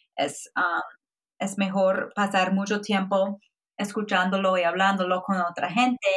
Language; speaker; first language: Spanish; non-native, fluent; English